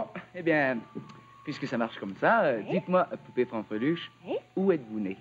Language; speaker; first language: French; native; French